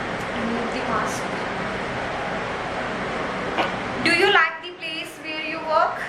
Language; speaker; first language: English; non-native, local second language; Punjabi